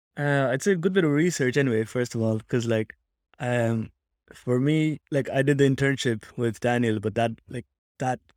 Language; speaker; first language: English; native; English